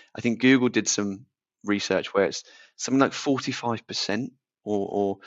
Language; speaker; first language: English; native; English